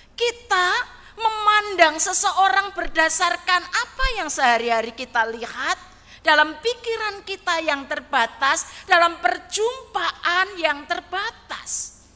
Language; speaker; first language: Indonesian; non-native, local second language; Javanese